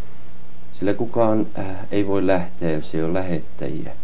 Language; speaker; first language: Finnish; native; Finnish